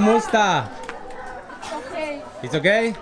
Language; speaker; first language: English; non-native, learner; Polish